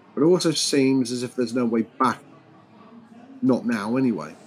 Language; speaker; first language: English; native; English